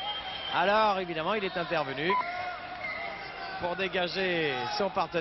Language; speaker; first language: French; native; French